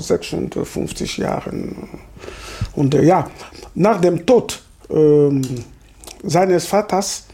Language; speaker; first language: German; non-native, fluent; Lingala